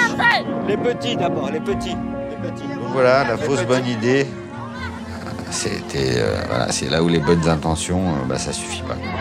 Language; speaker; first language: French; native; French